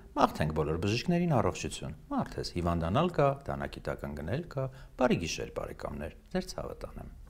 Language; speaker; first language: Armenian; native; Armenian